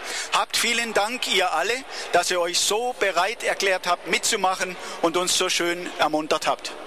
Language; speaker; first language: German; native; German